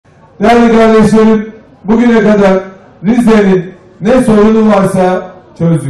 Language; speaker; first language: Turkish; native; Turkish